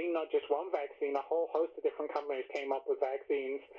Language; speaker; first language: English; native; English